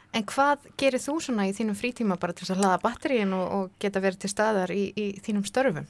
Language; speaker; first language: Icelandic; native; Icelandic